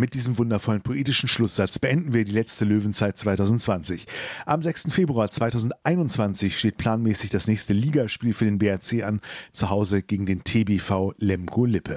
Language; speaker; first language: German; native; German